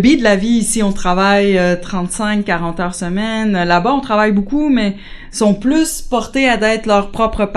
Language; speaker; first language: French; native; French